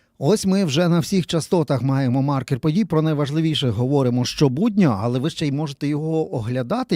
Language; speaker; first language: Ukrainian; native; Ukrainian